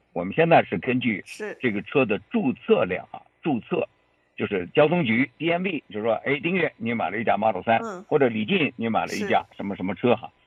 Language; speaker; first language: Chinese; native; Chinese